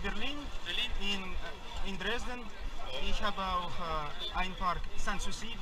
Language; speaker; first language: German; non-native, learner; Russian